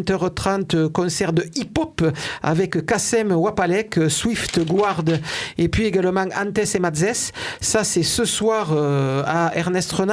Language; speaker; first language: French; native; French